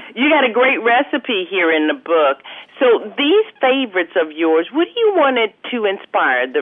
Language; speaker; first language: English; native; English